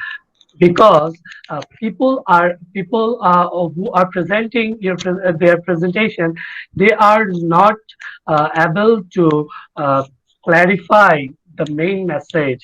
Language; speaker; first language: English; non-native, fluent; Bangla